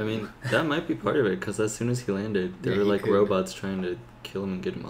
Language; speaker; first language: English; native; English